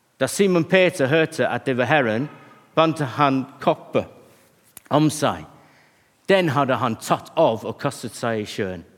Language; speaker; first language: Norwegian; non-native, fluent; English